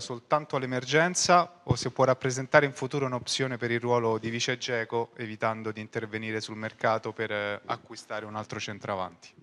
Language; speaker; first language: Italian; native; Italian